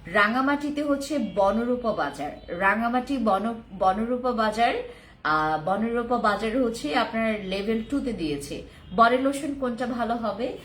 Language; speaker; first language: Bangla; non-native, local second language; Khasi